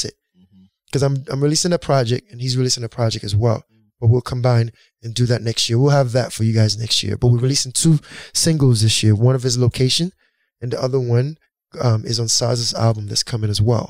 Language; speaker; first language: English; non-native, local second language; Yoruba